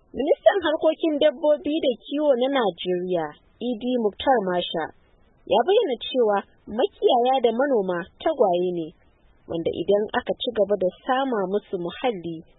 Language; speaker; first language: Hausa; native; Hausa